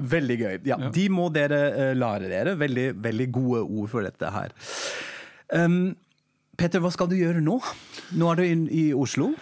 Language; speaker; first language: Norwegian; non-native, fluent; German